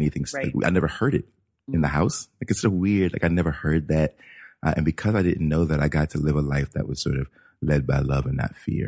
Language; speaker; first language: English; native; English